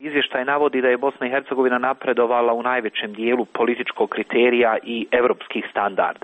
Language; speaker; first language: Croatian; native; Croatian